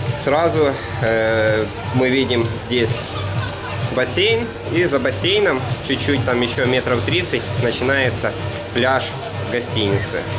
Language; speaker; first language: Russian; native; Russian